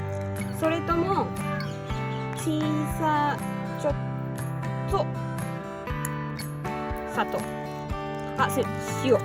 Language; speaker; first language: Japanese; non-native, fluent; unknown